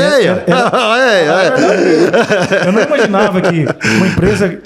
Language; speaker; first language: Portuguese; native; Portuguese